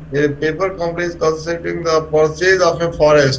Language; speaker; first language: English; non-native, local second language; Nepali